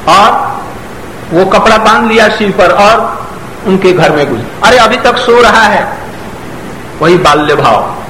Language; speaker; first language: Hindi; non-native, local second language; Bangla